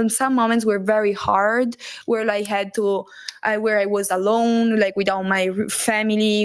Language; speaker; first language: English; non-native, learner; Italian